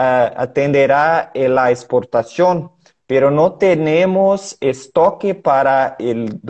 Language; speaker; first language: Spanish; non-native, learner; Portuguese